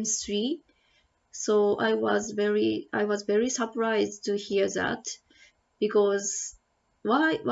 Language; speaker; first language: English; non-native, learner; Japanese